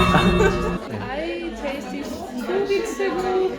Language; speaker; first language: English; non-native, learner; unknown